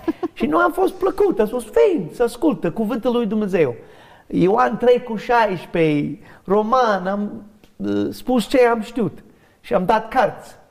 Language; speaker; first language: Romanian; non-native, learner; English